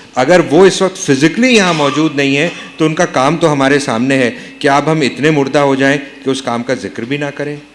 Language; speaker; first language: Urdu; native; Urdu